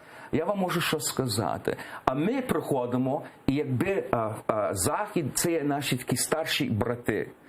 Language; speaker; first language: Ukrainian; early bilingual, heritage; English